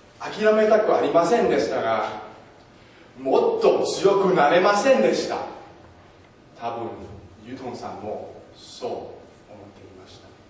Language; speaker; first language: Japanese; non-native, learner; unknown